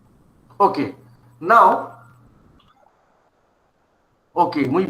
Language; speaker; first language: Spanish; non-native, fluent; Bangla